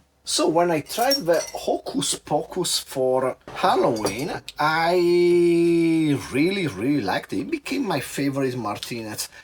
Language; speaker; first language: English; non-native, fluent; Italian